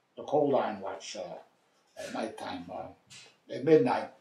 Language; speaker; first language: English; native; English